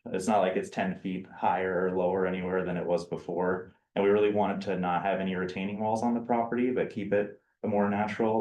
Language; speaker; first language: English; native; English